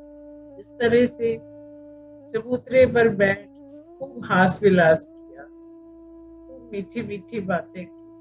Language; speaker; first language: Hindi; native; Hindi